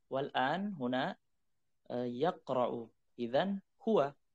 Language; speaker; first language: Arabic; non-native, fluent; Indonesian